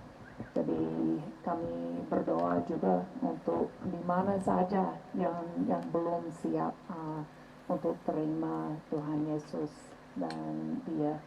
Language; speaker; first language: Indonesian; non-native, fluent; English